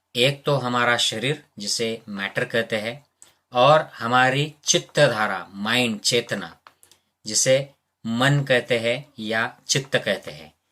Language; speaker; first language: Hindi; non-native, local second language; Marathi